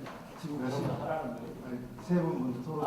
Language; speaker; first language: Korean; native; Korean